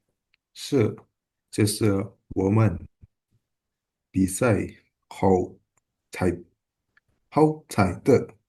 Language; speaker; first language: Chinese; non-native, learner; Indonesian